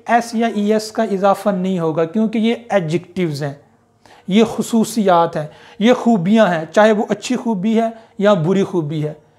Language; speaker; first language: Urdu; native; Urdu